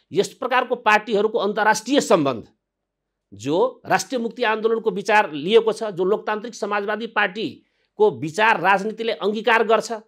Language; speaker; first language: Nepali; non-native, local second language; Maithili